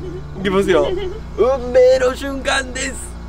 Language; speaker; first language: Japanese; native; Japanese